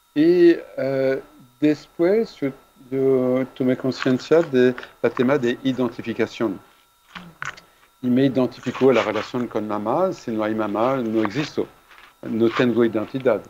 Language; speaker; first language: Spanish; non-native, fluent; French